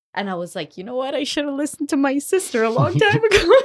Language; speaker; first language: English; early bilingual, other home language; Arabic